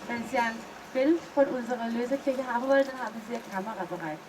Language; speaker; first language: German; non-native, fluent; Danish